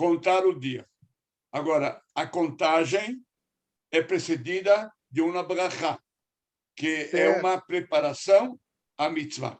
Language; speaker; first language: Portuguese; non-native, fluent; Spanish